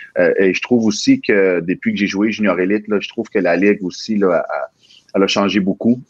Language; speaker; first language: French; early bilingual, other home language; Spanish